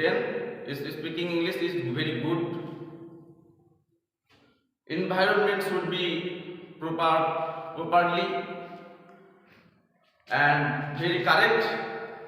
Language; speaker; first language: English; non-native, local second language; Bangla